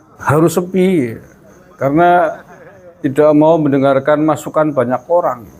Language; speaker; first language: Indonesian; non-native, local second language; Javanese